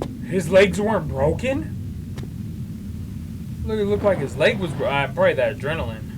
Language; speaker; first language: English; native; English